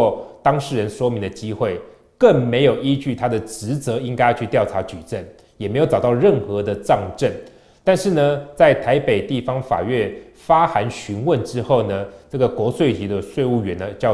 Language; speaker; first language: Chinese; native; Chinese